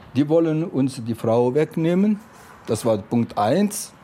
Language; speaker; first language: German; non-native, fluent; Italian